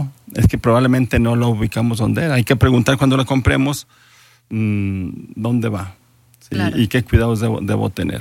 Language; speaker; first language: Spanish; native; Spanish